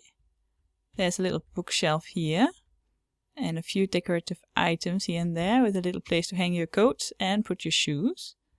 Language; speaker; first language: English; non-native, fluent; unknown